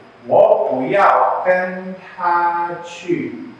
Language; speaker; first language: Chinese; non-native, fluent; Indonesian